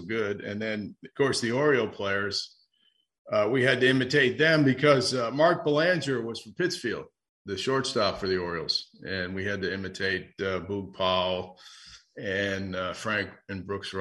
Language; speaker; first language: English; native; English